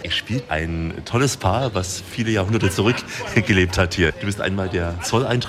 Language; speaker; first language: German; native; German